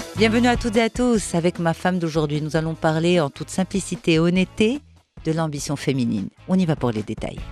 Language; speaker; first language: French; non-native, local second language; Arabic